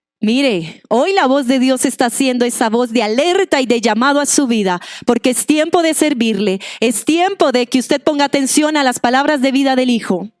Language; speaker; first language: Spanish; non-native, local second language; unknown